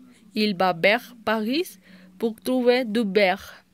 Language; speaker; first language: French; non-native, learner; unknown